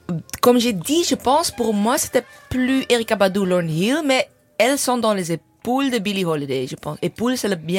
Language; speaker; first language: French; non-native, learner; English